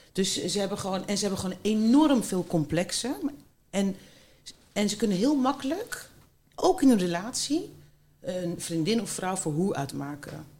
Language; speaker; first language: Dutch; early bilingual, other home language; Turkish